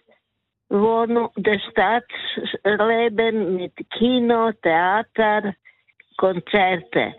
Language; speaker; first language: German; non-native, learner; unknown